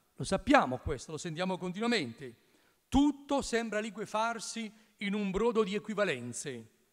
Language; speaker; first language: Italian; native; Italian